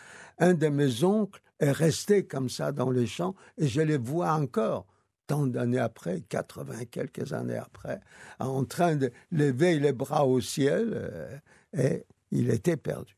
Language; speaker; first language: French; non-native, fluent; Yiddish